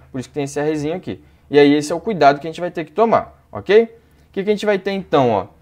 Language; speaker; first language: Portuguese; native; Portuguese